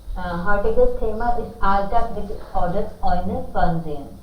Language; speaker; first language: German; non-native, learner; Hindi